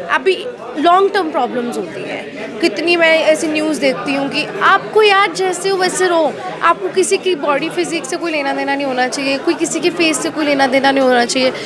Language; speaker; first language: Hindi; native; Hindi